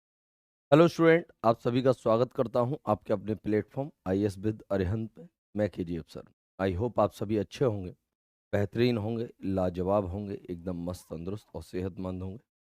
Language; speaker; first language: Hindi; native; Hindi